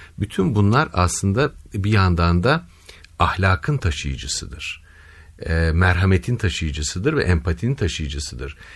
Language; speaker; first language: Turkish; native; Turkish